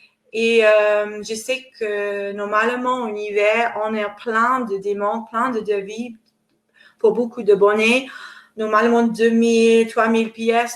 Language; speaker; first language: French; non-native, fluent; English